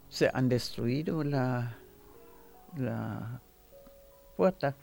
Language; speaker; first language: Spanish; non-native, learner; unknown